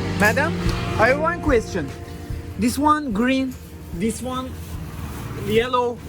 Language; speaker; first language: English; non-native, learner; Turkish